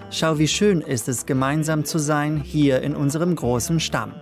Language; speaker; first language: German; native; German